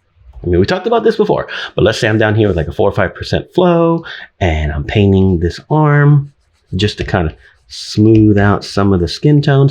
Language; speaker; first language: English; native; English